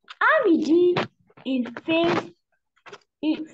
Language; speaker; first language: French; non-native, learner; Arabic